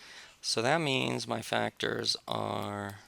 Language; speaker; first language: English; native; English